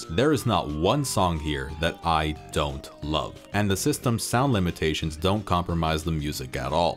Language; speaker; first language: English; native; English